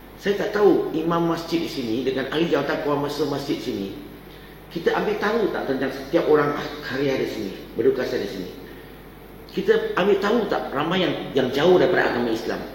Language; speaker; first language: Malay; non-native, local second language; Chinese